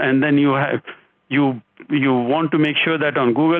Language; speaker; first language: English; non-native, local second language; Hindi